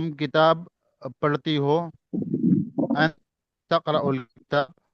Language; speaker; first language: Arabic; non-native, learner; Urdu